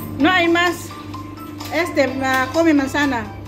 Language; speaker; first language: Spanish; non-native, learner; Filipino